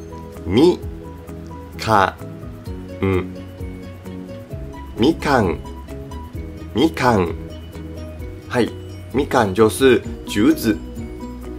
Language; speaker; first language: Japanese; native; Japanese